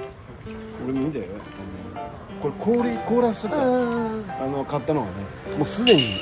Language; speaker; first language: Japanese; native; Japanese